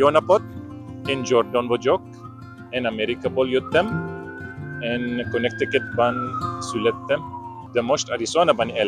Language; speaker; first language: Hungarian; non-native, learner; English